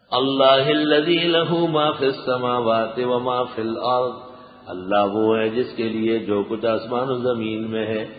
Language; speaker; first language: Urdu; non-native, local second language; Pashto